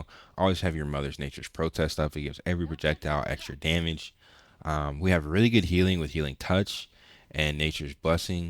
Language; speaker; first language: English; native; English